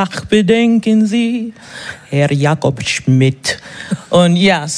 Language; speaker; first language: German; non-native, learner; English